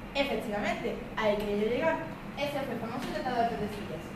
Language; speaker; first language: Spanish; native; Spanish